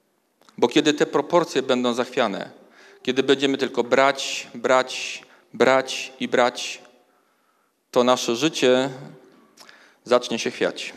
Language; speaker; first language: Polish; native; Polish